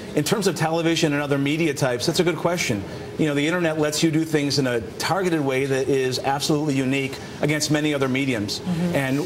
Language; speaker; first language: English; native; English